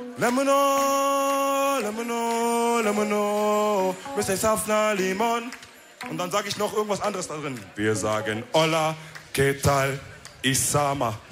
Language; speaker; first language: German; early bilingual, other home language; Wolof